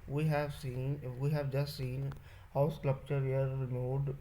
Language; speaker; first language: English; non-native, local second language; Punjabi